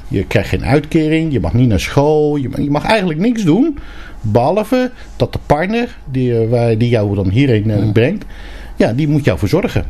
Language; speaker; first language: Dutch; early bilingual, other home language; Turkish